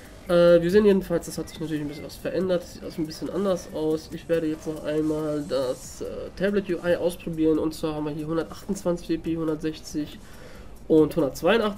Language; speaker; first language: German; native; German